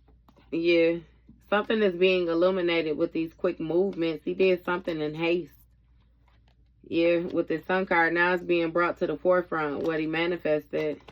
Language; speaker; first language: English; native; English